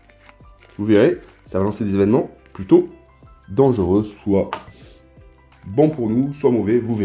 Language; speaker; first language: French; native; French